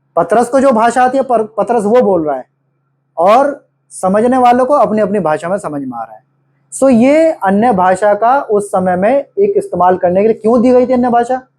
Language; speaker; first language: Hindi; native; Hindi